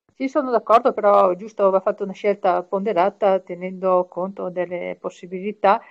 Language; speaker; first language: Italian; non-native, fluent; German